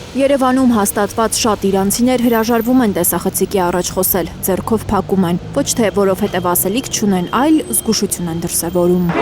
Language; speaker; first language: Armenian; native; Armenian